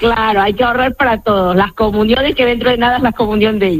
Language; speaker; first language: Spanish; native; Spanish